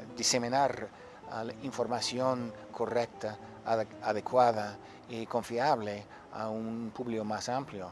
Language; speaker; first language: Spanish; non-native, fluent; English